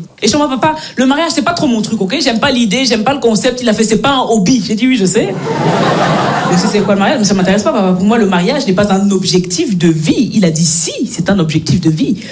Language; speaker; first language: French; native; French